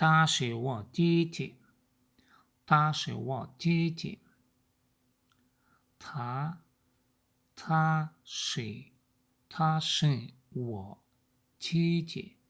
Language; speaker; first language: Chinese; non-native, learner; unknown